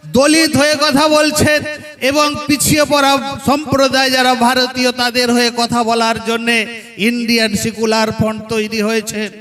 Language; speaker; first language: Bangla; non-native, local second language; Santali